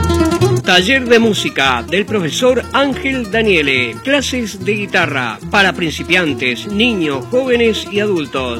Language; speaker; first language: Spanish; native; Spanish